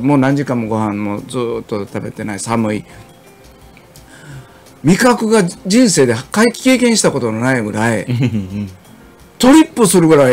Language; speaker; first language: Japanese; native; Japanese